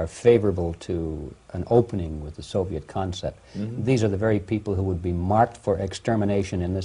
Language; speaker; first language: English; native; English